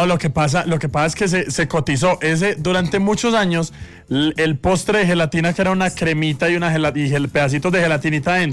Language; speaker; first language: Spanish; native; Spanish